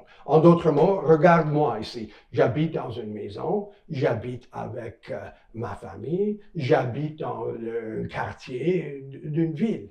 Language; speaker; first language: French; non-native, local second language; English